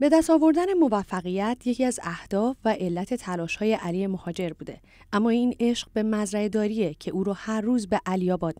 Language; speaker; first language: Persian; native; Persian